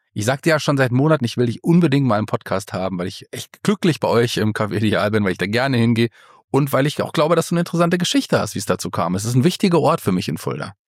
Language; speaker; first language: German; native; German